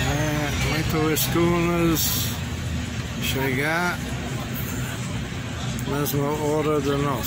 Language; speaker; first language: Portuguese; non-native, learner; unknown